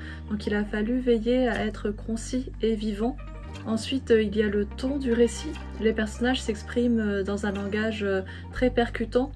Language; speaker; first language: French; native; French